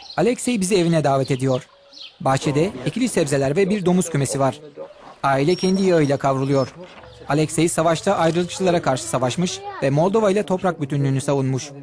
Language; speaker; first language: Turkish; native; Turkish